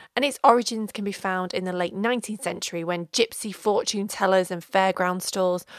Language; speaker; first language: English; native; English